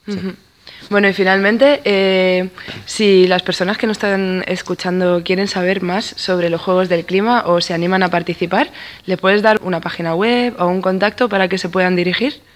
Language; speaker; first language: Spanish; native; Spanish